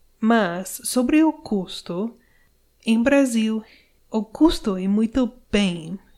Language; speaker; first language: Portuguese; non-native, learner; English